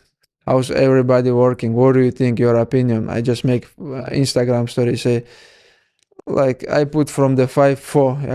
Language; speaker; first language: English; non-native, learner; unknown